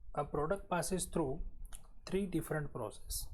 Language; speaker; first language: English; non-native, local second language; Gujarati